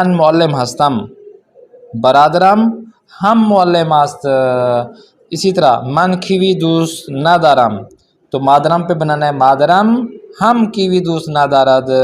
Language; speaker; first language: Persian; non-native, fluent; Urdu